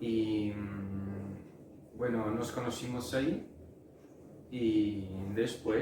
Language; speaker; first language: Spanish; non-native, fluent; Italian